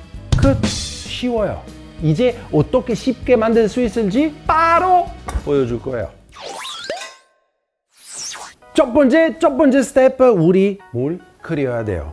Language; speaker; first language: Korean; non-native, fluent; Italian